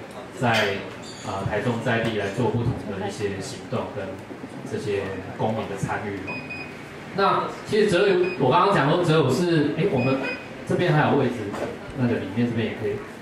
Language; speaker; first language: Chinese; native; Chinese